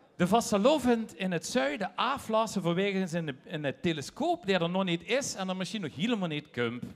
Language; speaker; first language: Dutch; native; Dutch